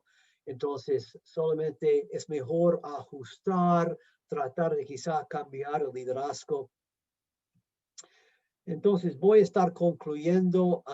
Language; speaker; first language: Spanish; non-native, fluent; English